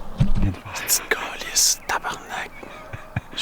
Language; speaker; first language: French; native; French